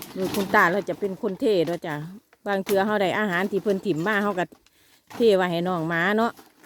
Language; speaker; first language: Thai; native; Thai